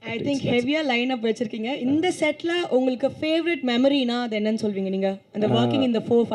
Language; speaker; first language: Tamil; native; Tamil